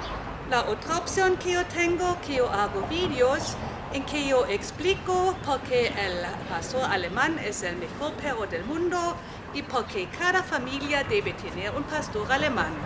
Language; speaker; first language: Spanish; non-native, fluent; German